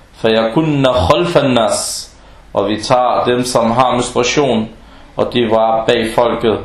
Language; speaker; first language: Danish; early bilingual, other home language; Arabic